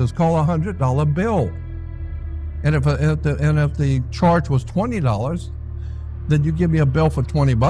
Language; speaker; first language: English; native; English